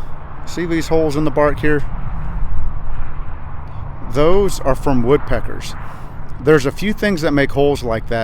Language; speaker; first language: English; native; English